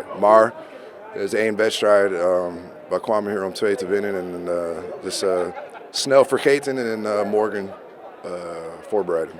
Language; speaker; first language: Dutch; non-native, learner; English